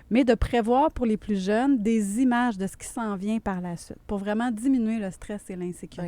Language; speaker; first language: French; native; French